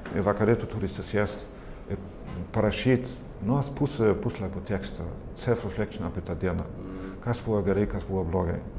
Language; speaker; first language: Lithuanian; non-native, fluent; German